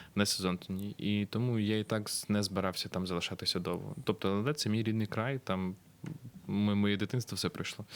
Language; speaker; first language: Ukrainian; non-native, local second language; Russian